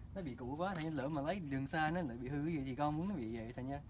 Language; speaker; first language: Vietnamese; early bilingual, other home language; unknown